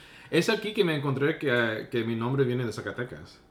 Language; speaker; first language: Spanish; early bilingual, other home language; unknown